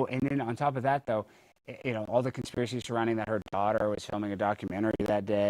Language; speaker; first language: English; native; English